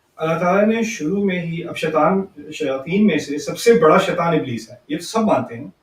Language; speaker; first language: Urdu; early bilingual, heritage; Urdu